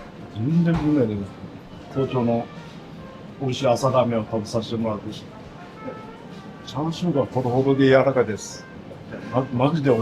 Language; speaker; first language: Japanese; native; Japanese